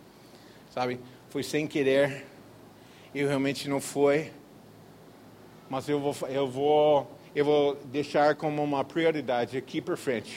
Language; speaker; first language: Portuguese; non-native, fluent; English